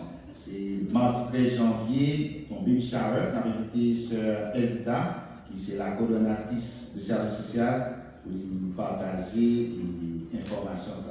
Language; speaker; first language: French; non-native, local second language; Haitian Creole